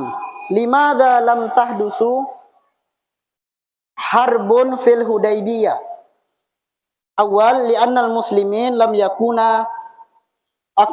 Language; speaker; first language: Arabic; non-native, fluent; Indonesian